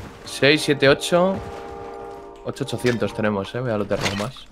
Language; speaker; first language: Spanish; native; Spanish